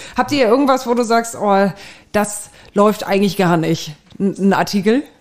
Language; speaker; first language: German; native; German